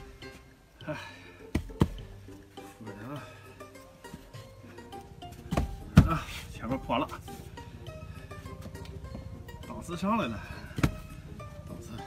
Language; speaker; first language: Chinese; native; Chinese